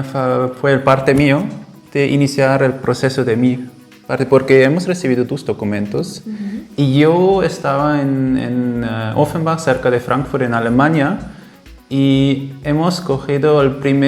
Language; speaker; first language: Spanish; non-native, fluent; German